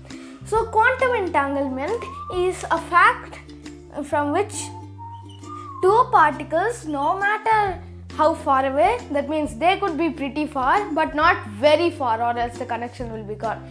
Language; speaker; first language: English; early bilingual, other home language; Telugu